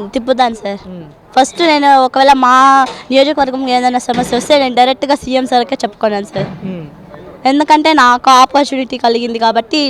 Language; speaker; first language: Telugu; native; Telugu